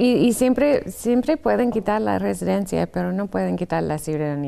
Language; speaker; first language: Spanish; non-native, fluent; English